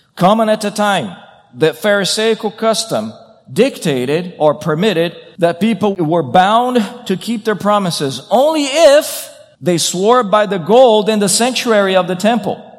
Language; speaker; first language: English; non-native, fluent; Portuguese